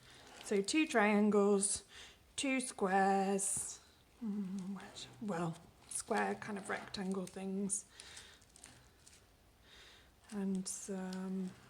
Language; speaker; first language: English; native; English